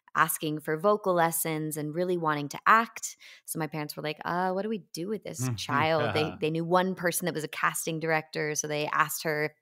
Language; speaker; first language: English; native; English